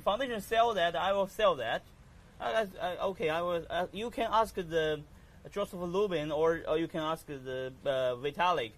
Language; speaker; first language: English; non-native, learner; Chinese